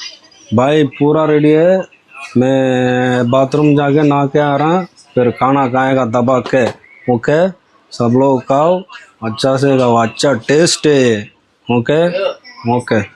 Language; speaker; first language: Hindi; non-native, local second language; Tamil